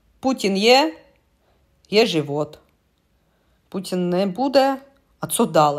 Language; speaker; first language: Czech; non-native, learner; Russian